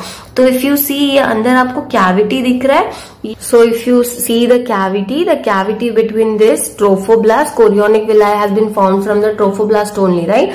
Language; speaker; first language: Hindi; native; Hindi